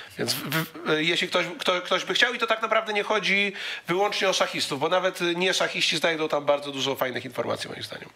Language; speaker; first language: Polish; native; Polish